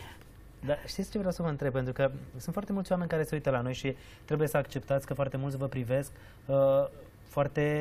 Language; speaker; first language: Romanian; native; Romanian